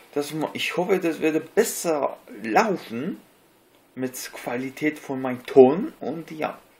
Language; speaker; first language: German; non-native, learner; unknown